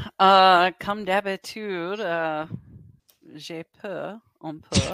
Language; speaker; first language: French; non-native, learner; English